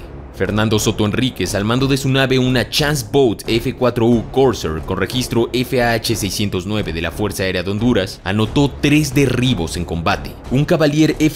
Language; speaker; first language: Spanish; native; Spanish